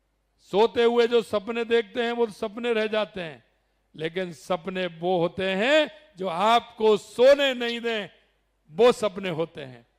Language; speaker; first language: Hindi; native; Hindi